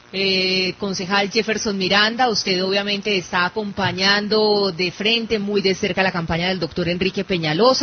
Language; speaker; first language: Spanish; native; Spanish